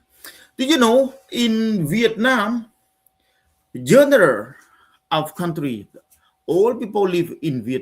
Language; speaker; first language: English; non-native, learner; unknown